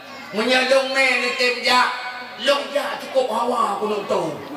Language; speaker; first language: Indonesian; non-native, local second language; Achinese